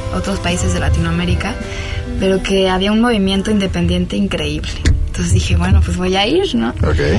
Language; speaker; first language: Spanish; non-native, fluent; French